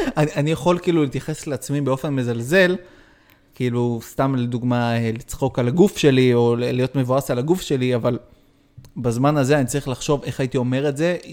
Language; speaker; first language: Hebrew; native; Hebrew